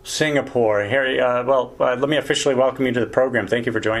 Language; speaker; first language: English; native; English